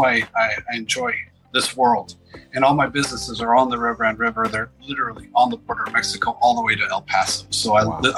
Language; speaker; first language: English; native; English